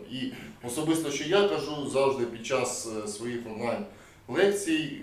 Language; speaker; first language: Ukrainian; native; Ukrainian